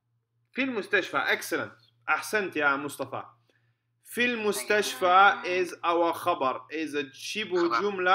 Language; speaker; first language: Arabic; non-native, fluent; English